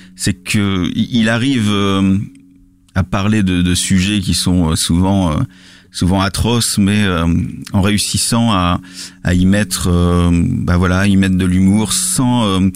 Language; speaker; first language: French; native; French